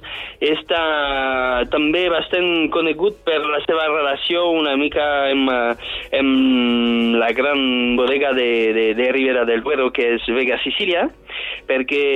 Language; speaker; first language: Catalan; non-native, fluent; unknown